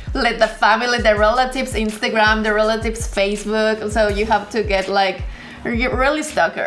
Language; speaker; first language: English; non-native, fluent; Spanish